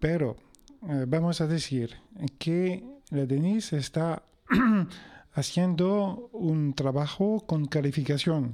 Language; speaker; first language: Spanish; non-native, fluent; French